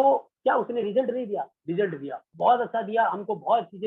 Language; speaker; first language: Hindi; native; Hindi